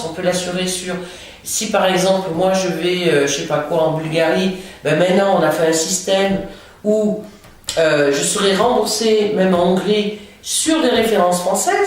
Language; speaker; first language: French; native; French